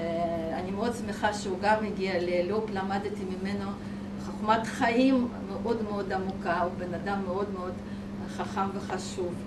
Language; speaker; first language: Hebrew; non-native, fluent; Russian